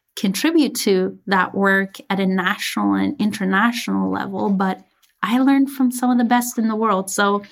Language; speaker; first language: English; early bilingual, other home language; Persian